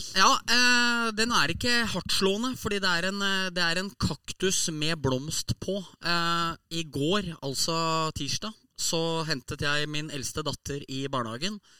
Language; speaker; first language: Norwegian; native; Norwegian